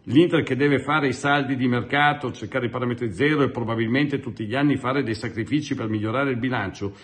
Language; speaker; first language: Italian; native; Italian